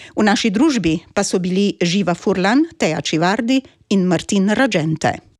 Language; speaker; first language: Slovenian; native; Slovenian